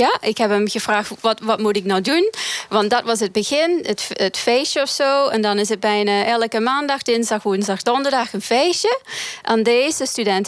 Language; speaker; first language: Dutch; non-native, fluent; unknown